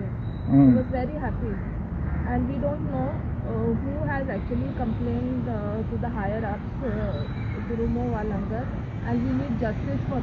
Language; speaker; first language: English; non-native, local second language; Hindi